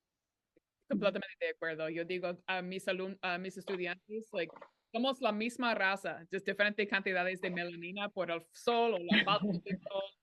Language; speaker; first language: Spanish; non-native, fluent; English